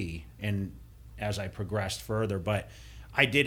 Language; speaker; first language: English; native; English